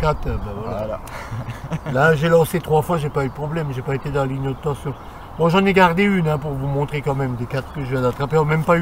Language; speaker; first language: French; native; French